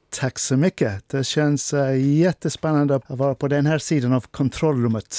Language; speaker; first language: Swedish; non-native, fluent; English